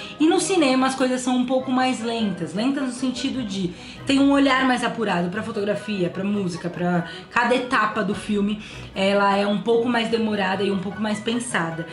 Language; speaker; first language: Portuguese; native; Portuguese